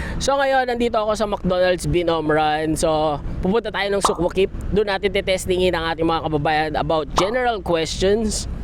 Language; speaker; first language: Filipino; native; Filipino